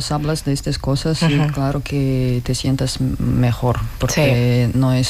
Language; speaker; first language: Spanish; non-native, learner; Russian